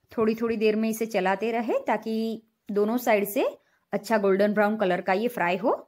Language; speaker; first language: Hindi; non-native, local second language; Gujarati